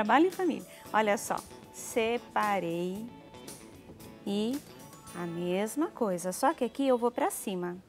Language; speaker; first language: Portuguese; native; Portuguese